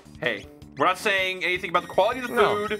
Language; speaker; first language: English; native; English